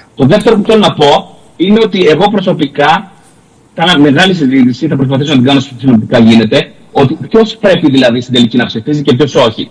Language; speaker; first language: Greek; native; Greek